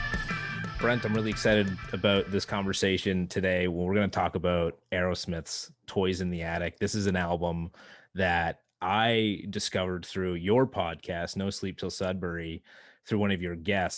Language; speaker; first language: English; native; English